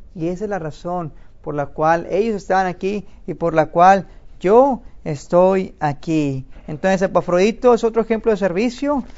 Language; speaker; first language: Spanish; native; Spanish